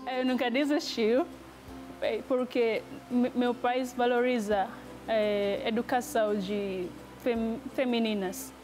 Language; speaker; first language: Portuguese; non-native, learner; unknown